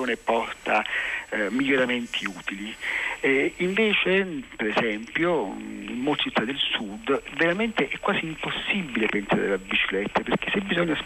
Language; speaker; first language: Italian; native; Italian